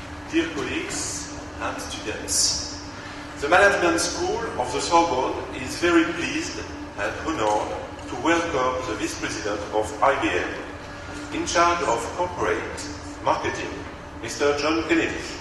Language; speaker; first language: English; non-native, fluent; French